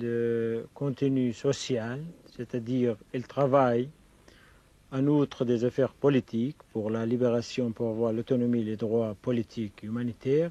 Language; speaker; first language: French; non-native, fluent; Kurdish